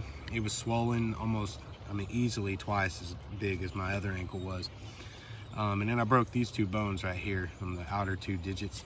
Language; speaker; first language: English; native; English